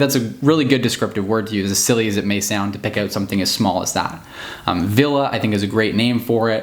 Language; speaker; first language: English; native; English